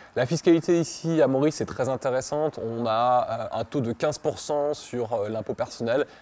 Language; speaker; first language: French; native; French